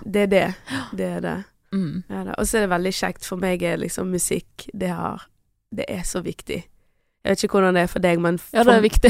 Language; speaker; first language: Norwegian; early bilingual, other home language; Portuguese